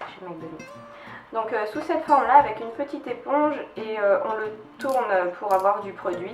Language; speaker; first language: French; native; French